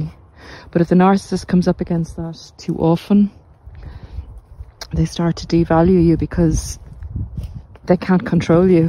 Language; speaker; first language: English; native; English